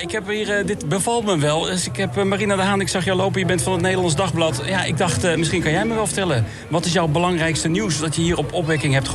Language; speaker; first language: Dutch; native; Dutch